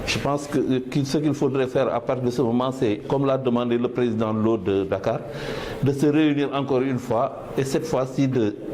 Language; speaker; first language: French; non-native, local second language; Wolof